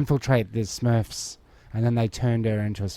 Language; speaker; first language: English; native; English